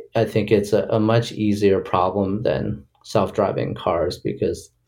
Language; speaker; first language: English; early bilingual, other home language; Chinese